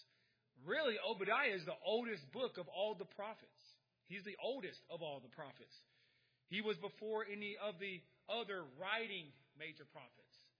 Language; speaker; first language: English; native; English